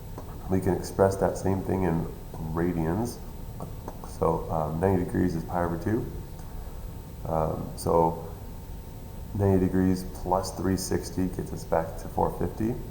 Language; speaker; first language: English; native; English